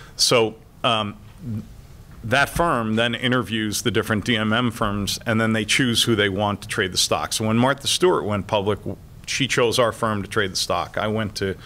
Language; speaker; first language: English; native; English